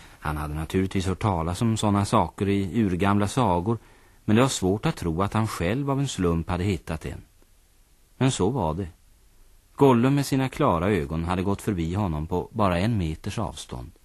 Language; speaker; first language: Swedish; native; Swedish